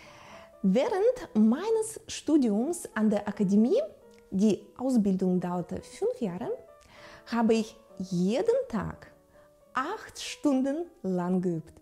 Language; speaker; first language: German; non-native, fluent; Russian